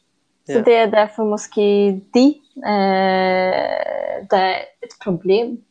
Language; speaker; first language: Danish; non-native, fluent; Polish